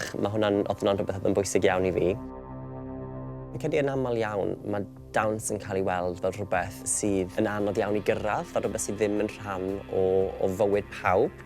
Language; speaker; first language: Welsh; native; Welsh